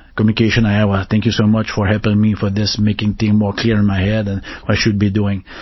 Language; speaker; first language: English; non-native, fluent; French